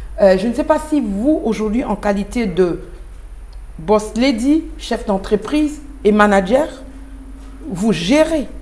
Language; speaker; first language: French; non-native, local second language; Lingala